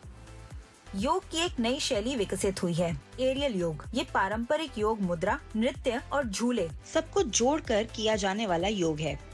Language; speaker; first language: Hindi; native; Hindi